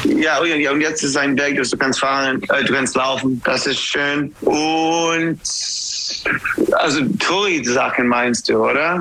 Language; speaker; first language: German; non-native, learner; English